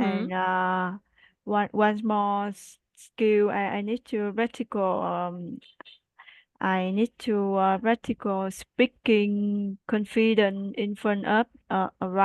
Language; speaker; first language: English; non-native, learner; Vietnamese